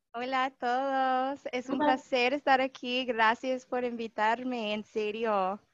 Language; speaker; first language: Spanish; non-native, fluent; English